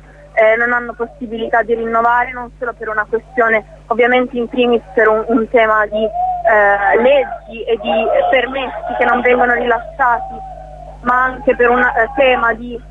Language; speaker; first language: Italian; native; Italian